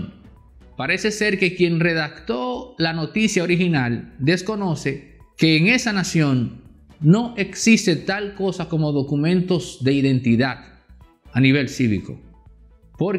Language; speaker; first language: Spanish; native; Spanish